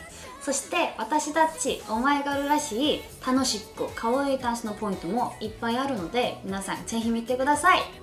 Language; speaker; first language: Japanese; non-native, learner; Korean